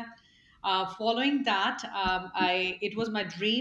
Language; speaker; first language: English; non-native, local second language; Hindi